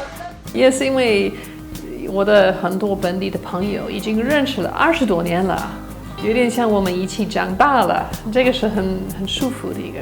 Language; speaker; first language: Chinese; non-native, fluent; English